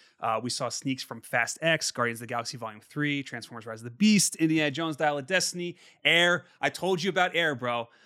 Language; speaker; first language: English; native; English